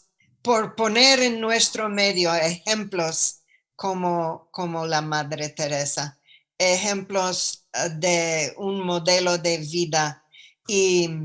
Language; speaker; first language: Spanish; non-native, fluent; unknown